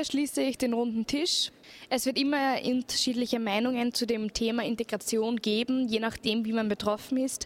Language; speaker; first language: German; native; German